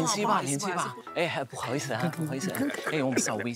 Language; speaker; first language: Chinese; non-native, learner; German